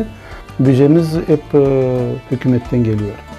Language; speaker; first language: Turkish; non-native, learner; Crimean Tatar